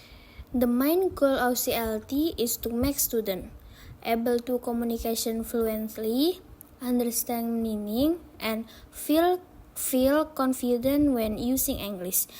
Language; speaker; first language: English; non-native, learner; Indonesian